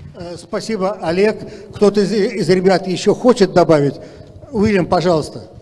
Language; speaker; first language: Russian; native; Russian